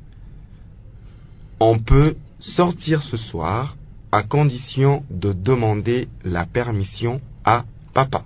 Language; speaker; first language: French; non-native, local second language; Lingala